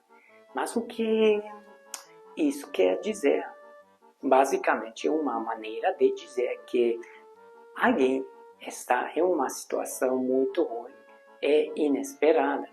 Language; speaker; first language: Portuguese; non-native, fluent; Hungarian